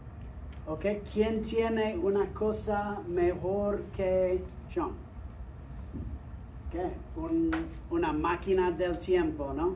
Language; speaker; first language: Spanish; non-native, fluent; English